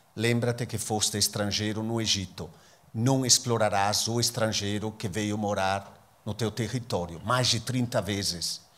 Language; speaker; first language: Portuguese; non-native, fluent; Italian